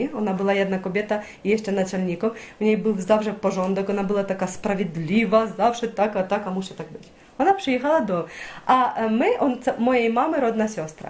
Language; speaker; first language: Polish; non-native, learner; Ukrainian